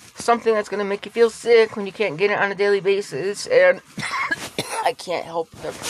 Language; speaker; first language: English; native; English